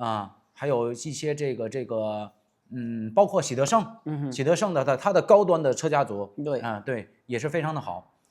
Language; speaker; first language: Chinese; native; Chinese